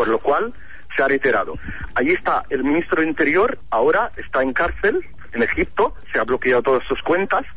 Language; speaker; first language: Spanish; non-native, fluent; Arabic